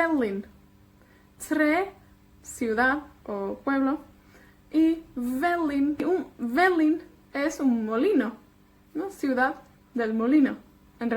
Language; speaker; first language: Spanish; non-native, fluent; Welsh